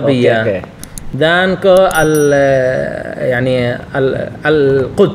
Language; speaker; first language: Indonesian; non-native, learner; Arabic